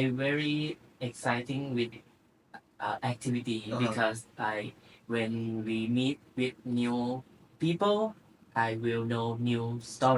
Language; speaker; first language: English; non-native, learner; Thai